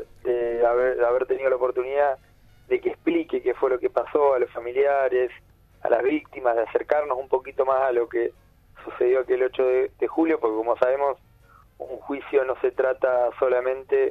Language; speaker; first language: Spanish; native; Spanish